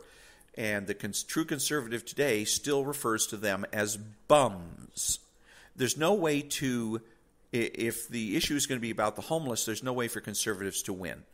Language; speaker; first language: English; native; English